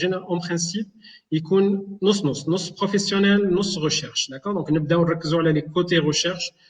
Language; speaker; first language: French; non-native, local second language; Arabic